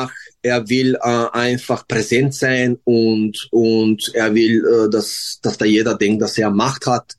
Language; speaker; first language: German; non-native, fluent; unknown